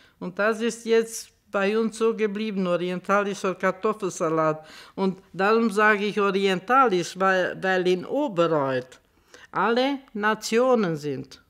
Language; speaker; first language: German; non-native, fluent; Romanian